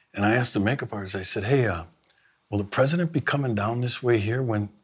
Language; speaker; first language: English; native; English